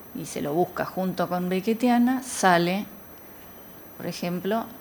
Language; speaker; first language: Spanish; native; Spanish